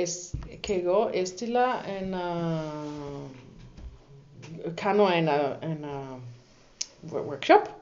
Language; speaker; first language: Greek; non-native, learner; German